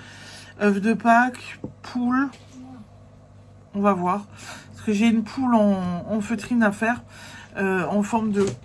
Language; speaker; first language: French; native; French